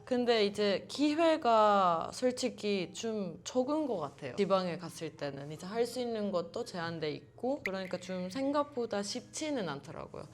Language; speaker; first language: Korean; non-native, fluent; Finnish